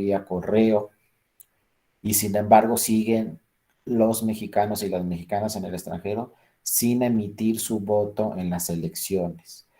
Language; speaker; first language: Spanish; native; Spanish